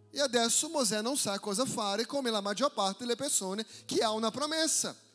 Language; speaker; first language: Italian; non-native, fluent; Portuguese